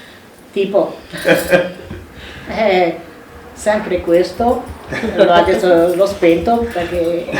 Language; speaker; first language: Italian; non-native, fluent; Arabic